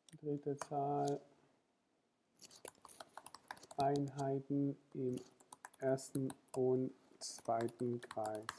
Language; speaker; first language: German; non-native, fluent; Spanish